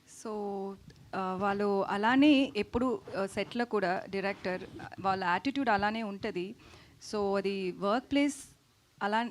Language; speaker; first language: Telugu; non-native, learner; Tamil